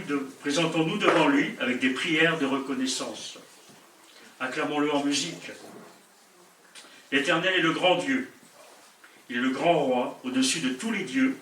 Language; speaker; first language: French; native; French